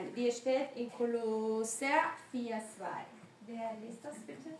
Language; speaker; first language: German; non-native, learner; Spanish